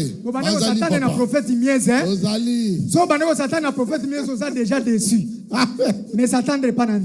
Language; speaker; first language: French; non-native, local second language; Lingala